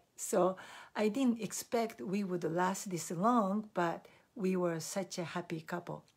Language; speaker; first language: English; non-native, fluent; Japanese